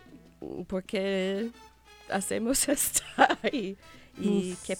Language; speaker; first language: Spanish; non-native, learner; English